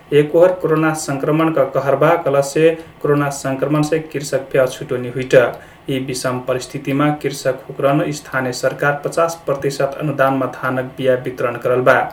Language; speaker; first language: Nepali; native; Nepali